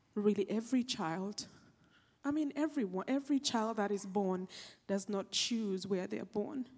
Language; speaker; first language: English; non-native, local second language; Acoli